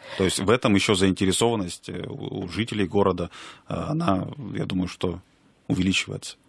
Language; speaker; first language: Russian; native; Russian